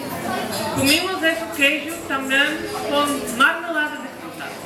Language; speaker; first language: Portuguese; non-native, learner; Dutch